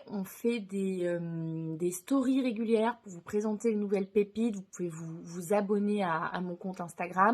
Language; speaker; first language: French; native; French